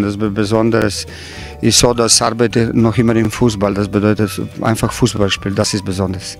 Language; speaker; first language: German; non-native, fluent; Slovenian